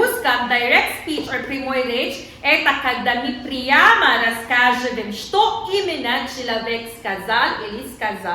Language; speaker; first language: Russian; non-native, learner; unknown